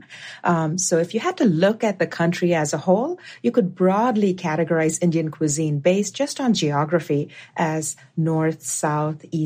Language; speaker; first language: English; non-native, local second language; Gujarati